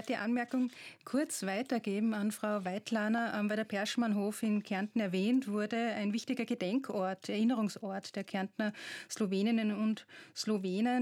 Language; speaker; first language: German; native; German